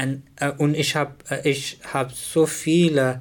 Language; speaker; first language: German; non-native, learner; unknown